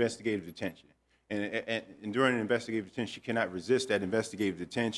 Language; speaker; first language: English; native; English